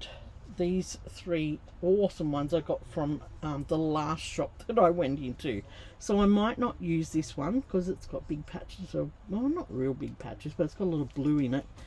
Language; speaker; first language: English; native; English